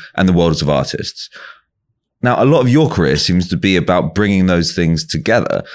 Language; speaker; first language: English; native; English